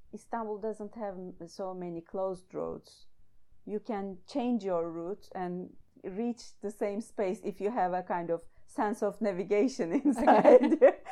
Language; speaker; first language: English; non-native, fluent; Turkish